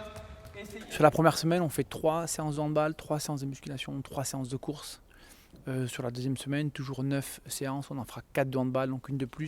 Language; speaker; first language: French; native; French